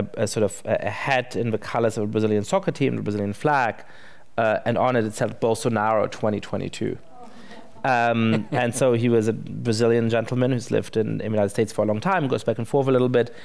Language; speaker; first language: English; non-native, fluent; German